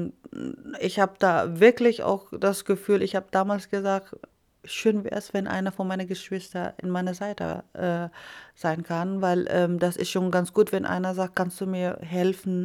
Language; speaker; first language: German; non-native, fluent; Iloko